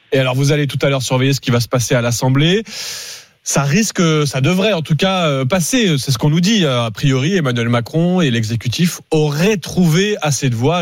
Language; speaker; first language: French; native; French